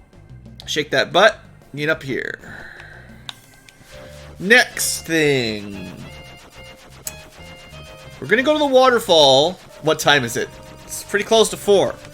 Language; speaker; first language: English; native; English